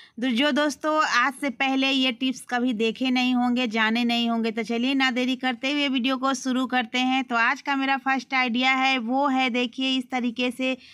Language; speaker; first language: Hindi; native; Hindi